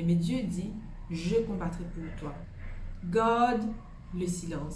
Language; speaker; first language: French; native; French